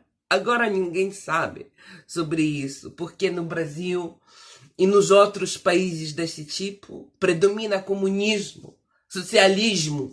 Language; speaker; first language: Portuguese; non-native, fluent; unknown